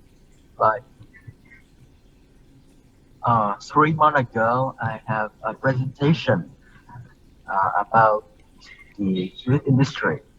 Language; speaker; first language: English; non-native, learner; Vietnamese